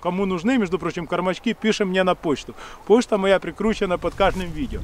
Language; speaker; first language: Russian; native; Russian